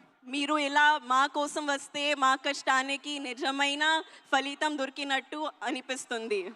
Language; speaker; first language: Telugu; non-native, learner; Hindi